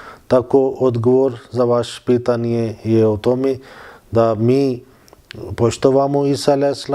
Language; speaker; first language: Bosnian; non-native, fluent; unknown